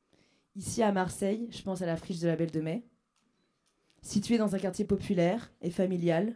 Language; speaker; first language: French; native; French